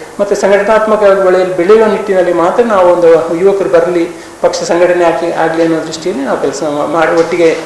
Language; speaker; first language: Kannada; native; Kannada